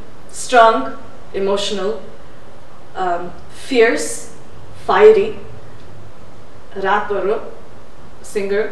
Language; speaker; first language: Kannada; non-native, fluent; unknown